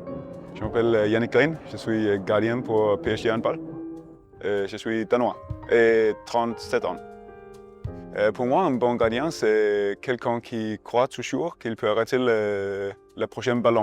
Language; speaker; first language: French; non-native, learner; Danish